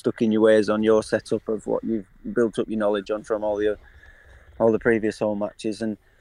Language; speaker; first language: English; native; English